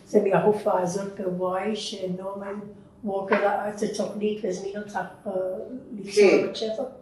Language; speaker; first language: Hebrew; native; Hebrew